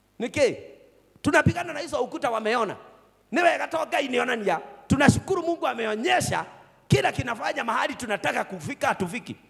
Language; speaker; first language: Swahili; non-native, local second language; Kikuyu